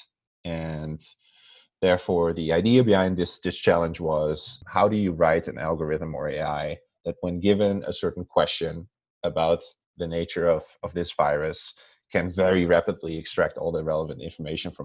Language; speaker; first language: English; non-native, fluent; Dutch